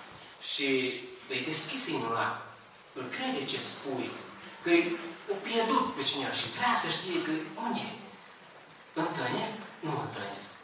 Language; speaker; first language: Romanian; non-native, learner; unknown